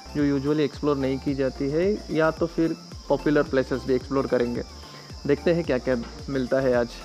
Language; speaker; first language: Hindi; non-native, local second language; Marathi